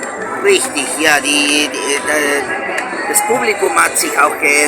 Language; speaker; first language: German; early bilingual, heritage; Spanish